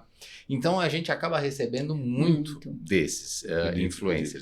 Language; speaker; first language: Portuguese; native; Portuguese